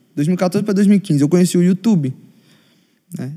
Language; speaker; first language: Portuguese; native; Portuguese